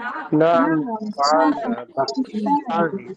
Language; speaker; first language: Arabic; non-native, learner; Bangla